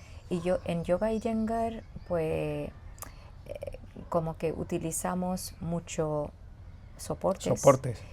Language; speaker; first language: Spanish; non-native, fluent; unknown